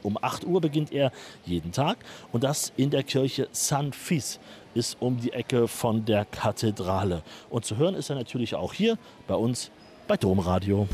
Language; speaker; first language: German; native; German